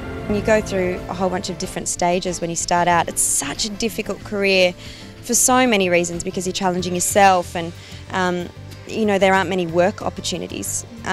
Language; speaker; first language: English; early bilingual, other home language; Portuguese